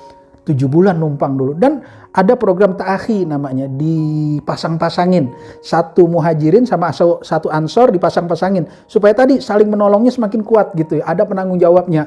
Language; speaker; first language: Indonesian; native; Indonesian